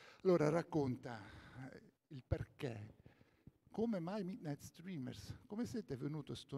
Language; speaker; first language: Italian; non-native, learner; German